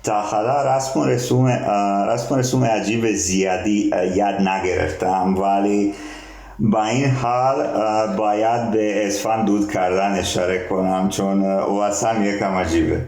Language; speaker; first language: Persian; non-native, learner; Serbian